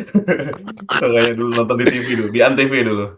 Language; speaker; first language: Indonesian; native; Indonesian